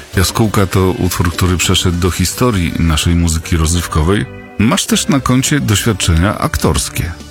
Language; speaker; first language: Polish; native; Polish